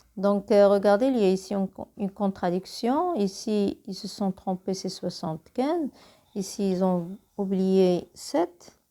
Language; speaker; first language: French; non-native, local second language; Arabic